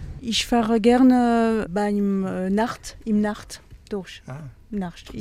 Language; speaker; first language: German; non-native, learner; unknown